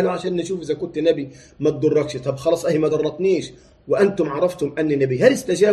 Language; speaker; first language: Arabic; native; Arabic